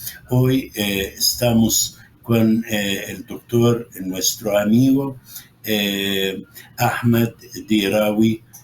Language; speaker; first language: Spanish; non-native, fluent; Arabic